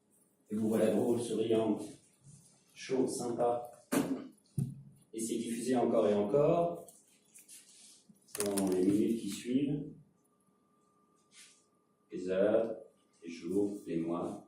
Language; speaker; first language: French; native; French